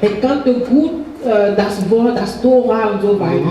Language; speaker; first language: German; non-native, fluent; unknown